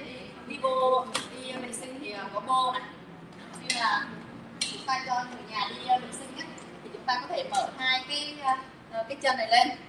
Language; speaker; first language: Vietnamese; native; Vietnamese